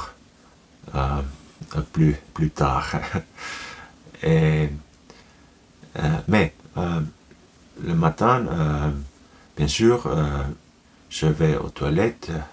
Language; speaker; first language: French; non-native, learner; Finnish